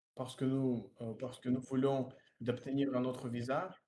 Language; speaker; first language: French; non-native, learner; Russian